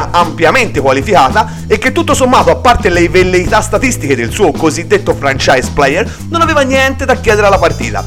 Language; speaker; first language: Italian; native; Italian